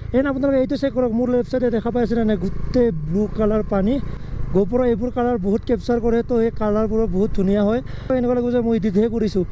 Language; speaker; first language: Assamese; non-native, local second language; Bodo